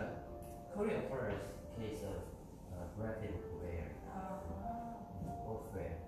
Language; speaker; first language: English; non-native, learner; Korean